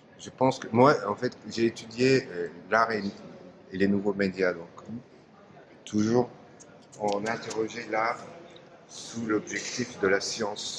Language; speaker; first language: French; non-native, fluent; Turkish